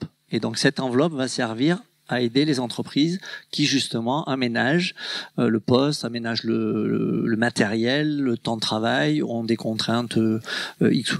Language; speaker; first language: French; native; French